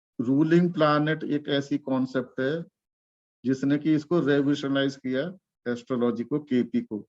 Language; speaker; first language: Hindi; native; Hindi